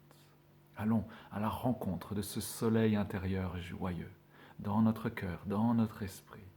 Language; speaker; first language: French; native; French